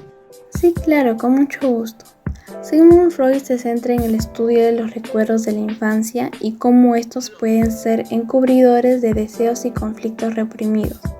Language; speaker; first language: Spanish; native; Spanish